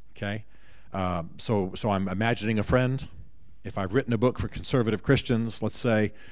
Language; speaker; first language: English; native; English